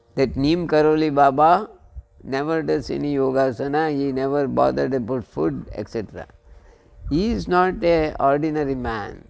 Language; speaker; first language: English; non-native, local second language; Kannada